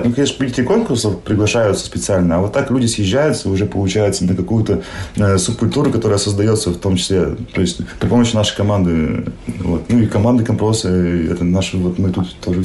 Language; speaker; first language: Russian; native; Russian